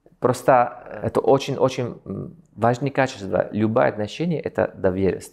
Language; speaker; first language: Russian; non-native, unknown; Italian